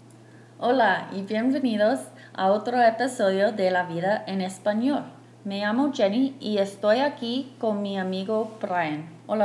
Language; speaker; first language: Spanish; non-native, fluent; English